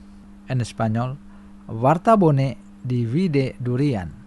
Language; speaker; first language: Spanish; non-native, fluent; Indonesian